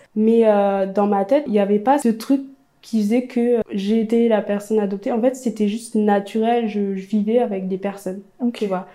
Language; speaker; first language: French; early bilingual, other home language; Amharic